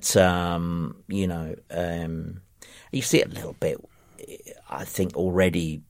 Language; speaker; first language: English; native; English